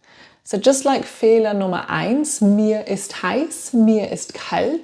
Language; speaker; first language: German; non-native, fluent; English